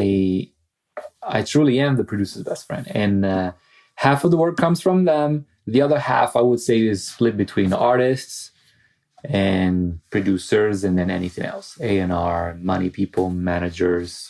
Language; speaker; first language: English; non-native, fluent; Italian